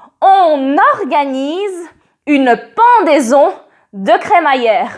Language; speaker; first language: French; non-native, fluent; Polish